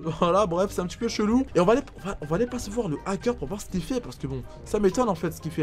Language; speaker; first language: French; native; French